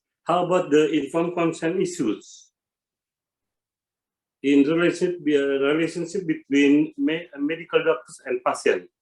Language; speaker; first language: English; non-native, learner; Indonesian